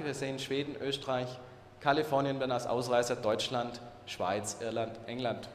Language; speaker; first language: German; native; German